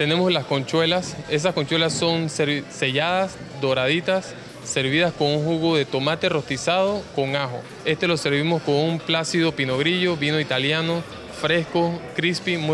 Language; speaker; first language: Portuguese; non-native, learner; Spanish